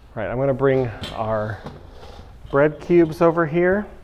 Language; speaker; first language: English; native; English